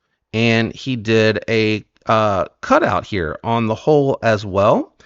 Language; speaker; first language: English; native; English